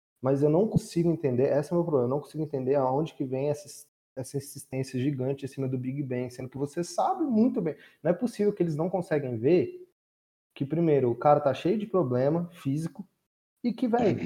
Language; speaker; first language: Portuguese; native; Portuguese